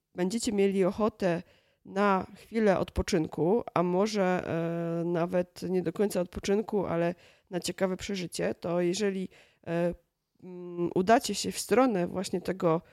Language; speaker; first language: Polish; native; Polish